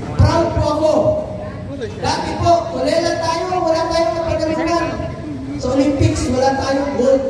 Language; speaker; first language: Filipino; non-native, local second language; Cebuano